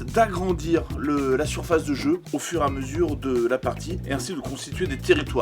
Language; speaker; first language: French; native; French